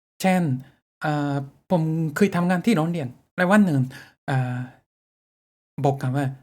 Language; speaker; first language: Thai; non-native, fluent; Japanese